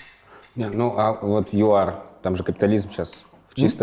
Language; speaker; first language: Russian; native; Russian